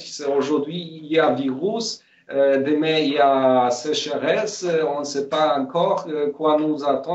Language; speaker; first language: French; non-native, fluent; Polish